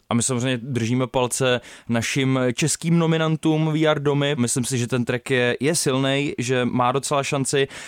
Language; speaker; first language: Czech; native; Czech